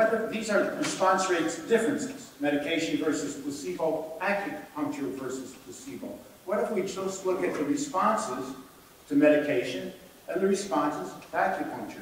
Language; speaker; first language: English; native; English